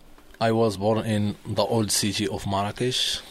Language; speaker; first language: English; non-native, learner; Arabic